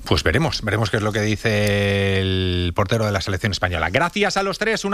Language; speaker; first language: Spanish; native; Spanish